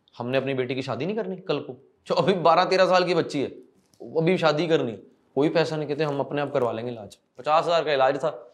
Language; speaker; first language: Hindi; non-native, local second language; Punjabi